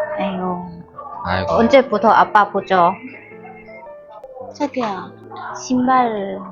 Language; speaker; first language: Korean; non-native, learner; Vietnamese